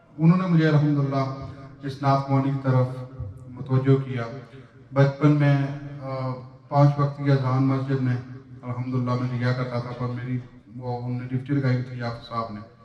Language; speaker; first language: Urdu; non-native, local second language; Pahari-Potwari